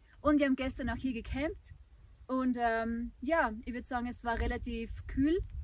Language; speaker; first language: German; native; German